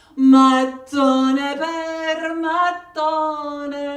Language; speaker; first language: Italian; non-native, fluent; English